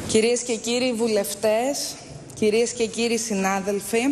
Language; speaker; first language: Greek; native; Greek